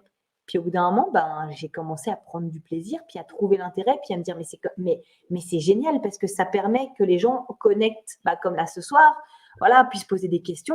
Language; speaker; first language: French; native; French